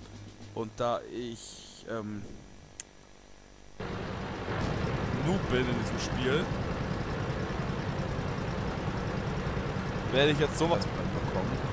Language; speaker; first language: German; native; German